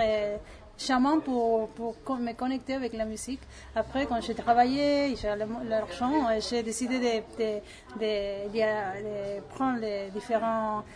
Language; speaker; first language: French; non-native, learner; Spanish